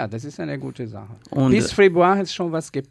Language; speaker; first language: German; non-native, fluent; Portuguese